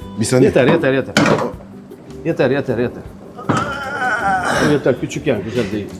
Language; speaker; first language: Turkish; non-native, learner; French